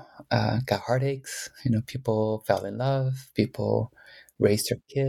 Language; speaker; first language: English; early bilingual, other home language; Spanish